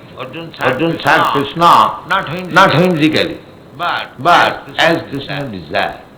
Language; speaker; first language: English; non-native, local second language; Bangla